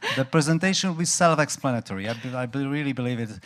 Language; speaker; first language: English; non-native, fluent; Polish